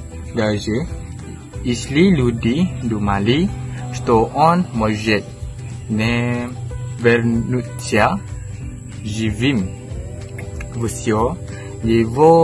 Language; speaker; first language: Russian; non-native, learner; Malay